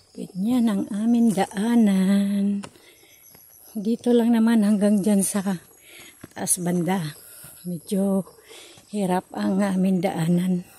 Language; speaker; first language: Filipino; non-native, local second language; Cebuano